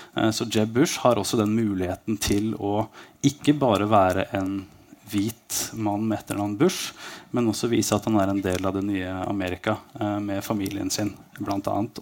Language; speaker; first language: Norwegian; native; Norwegian